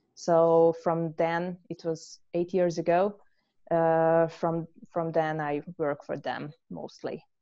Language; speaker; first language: English; non-native, fluent; Hungarian